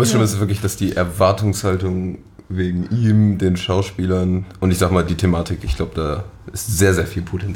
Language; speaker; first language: German; native; German